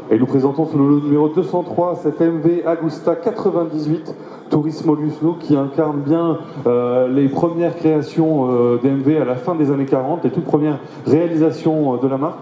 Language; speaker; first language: French; native; French